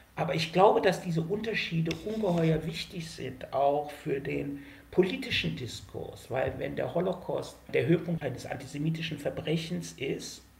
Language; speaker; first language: German; native; German